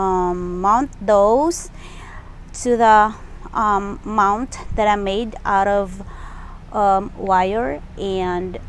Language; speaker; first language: English; non-native, local second language; Filipino